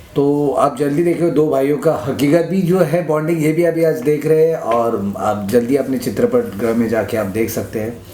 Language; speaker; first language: Hindi; non-native, local second language; Marathi